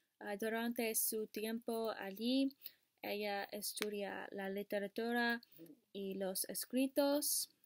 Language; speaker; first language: Spanish; non-native, learner; English